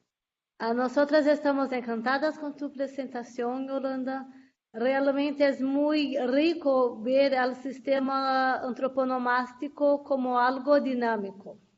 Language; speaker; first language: Spanish; non-native, fluent; Portuguese